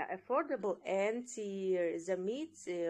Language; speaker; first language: English; non-native, learner; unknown